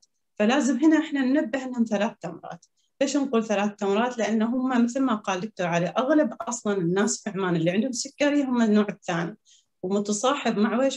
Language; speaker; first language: Arabic; native; Arabic